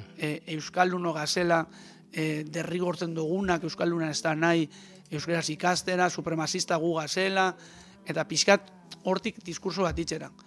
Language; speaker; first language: Basque; native; Basque